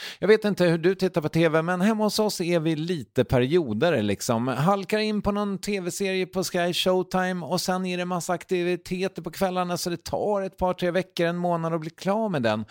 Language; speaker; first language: Swedish; native; Swedish